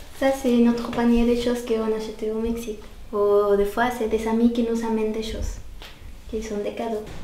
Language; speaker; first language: French; non-native, learner; Spanish